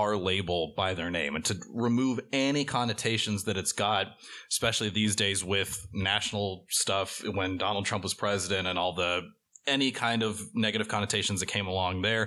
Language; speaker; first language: English; native; English